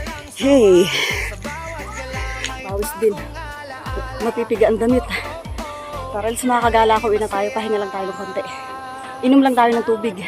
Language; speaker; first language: Filipino; native; Filipino